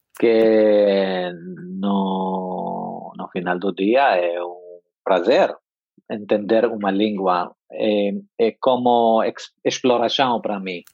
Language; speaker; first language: Portuguese; non-native, fluent; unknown